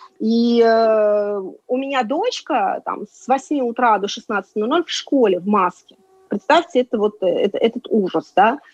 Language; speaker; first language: Russian; native; Russian